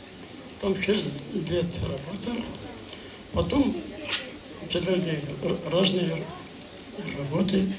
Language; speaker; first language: Russian; non-native, local second language; Armenian